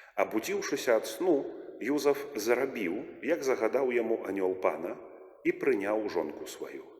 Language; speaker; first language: Belarusian; native; Belarusian